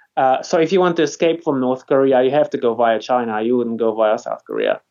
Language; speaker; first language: English; non-native, fluent; Polish